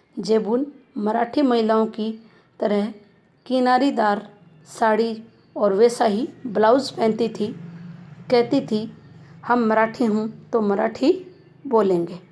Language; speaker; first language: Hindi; native; Hindi